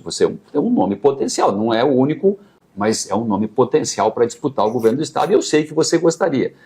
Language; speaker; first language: Portuguese; native; Portuguese